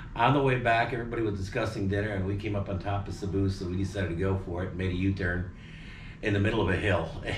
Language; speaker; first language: English; native; English